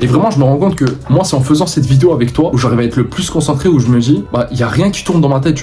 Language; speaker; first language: French; native; French